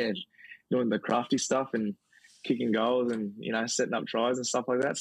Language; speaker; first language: English; native; English